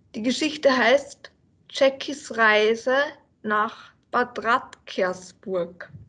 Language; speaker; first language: German; native; German